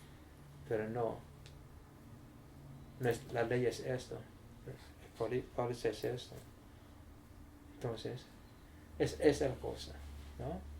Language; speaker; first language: Spanish; non-native, learner; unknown